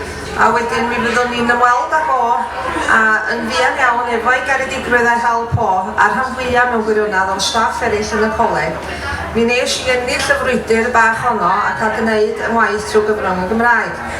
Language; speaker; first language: Welsh; native; Welsh